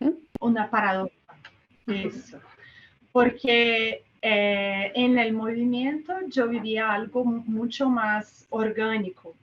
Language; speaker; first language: Spanish; non-native, fluent; Portuguese